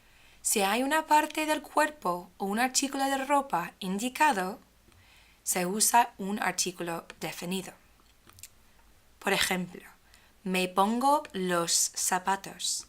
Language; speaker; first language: Spanish; non-native, fluent; English